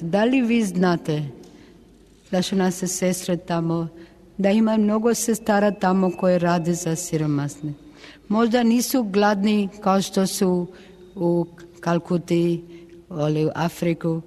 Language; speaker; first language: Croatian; non-native, local second language; Albanian